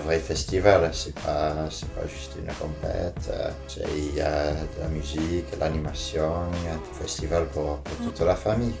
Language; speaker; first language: French; non-native, fluent; English